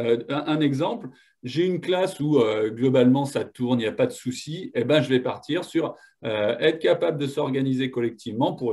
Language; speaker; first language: French; native; French